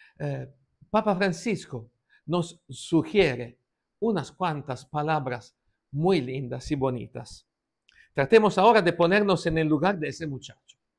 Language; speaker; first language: Spanish; non-native, fluent; Italian